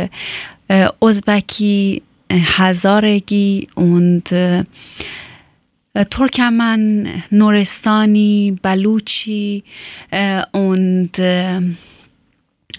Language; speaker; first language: German; non-native, learner; Persian